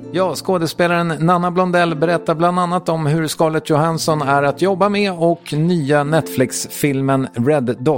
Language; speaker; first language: Swedish; native; Swedish